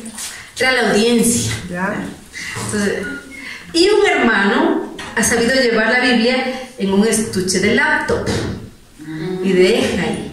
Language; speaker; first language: Spanish; native; Spanish